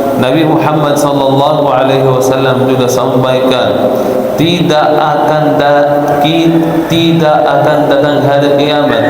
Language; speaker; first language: Indonesian; non-native, fluent; Arabic